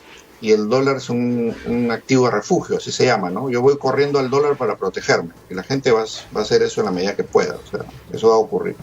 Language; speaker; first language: Spanish; native; Spanish